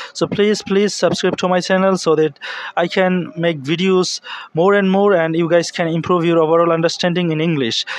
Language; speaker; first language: English; non-native, local second language; Bangla